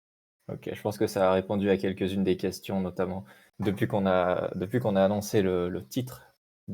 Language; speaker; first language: French; native; French